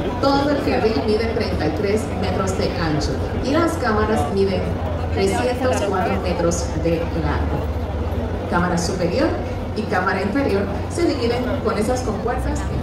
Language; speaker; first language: Spanish; native; Spanish